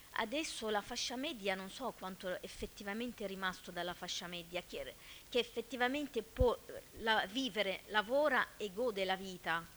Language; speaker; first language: Italian; non-native, fluent; Arabic